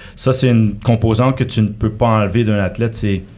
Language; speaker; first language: French; native; French